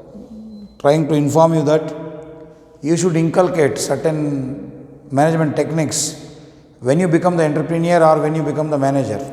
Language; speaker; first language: English; non-native, local second language; Telugu